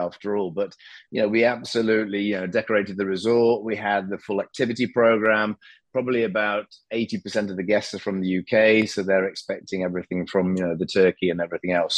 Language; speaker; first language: English; native; English